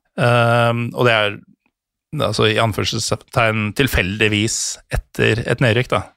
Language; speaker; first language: Norwegian; native; Norwegian